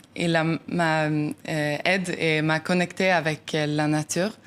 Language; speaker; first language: French; non-native, learner; Norwegian